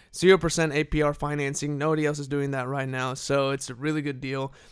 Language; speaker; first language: English; non-native, fluent; Spanish